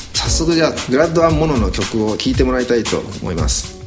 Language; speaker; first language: Japanese; native; Japanese